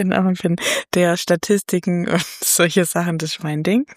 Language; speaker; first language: German; native; German